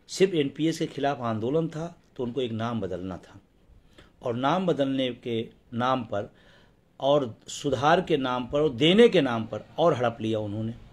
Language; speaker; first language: Hindi; native; Hindi